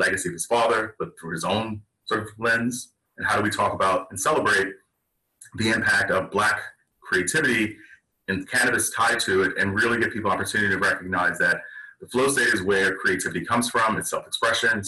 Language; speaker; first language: English; native; English